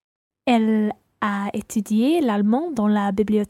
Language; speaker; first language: French; non-native, learner; English